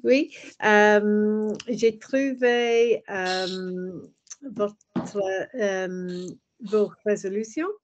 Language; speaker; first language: French; non-native, learner; English